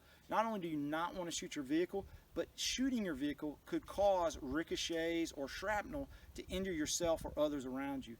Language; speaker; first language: English; native; English